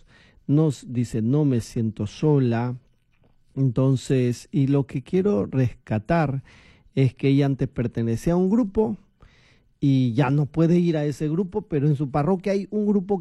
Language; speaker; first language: Spanish; native; Spanish